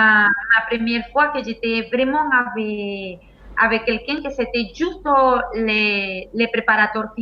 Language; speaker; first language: French; non-native, fluent; Spanish